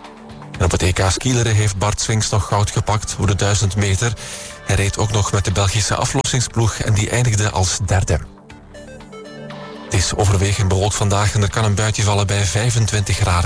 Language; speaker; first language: Dutch; native; Dutch